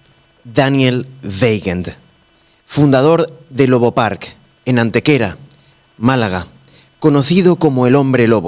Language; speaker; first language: Spanish; native; Spanish